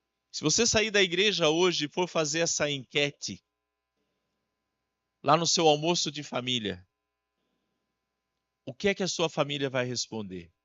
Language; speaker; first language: Portuguese; native; Portuguese